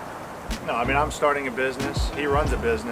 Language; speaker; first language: English; native; English